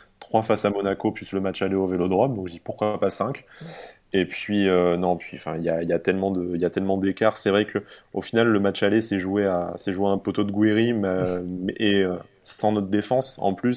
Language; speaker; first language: French; native; French